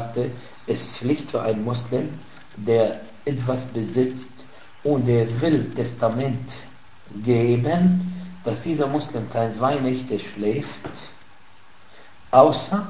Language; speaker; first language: German; non-native, fluent; Arabic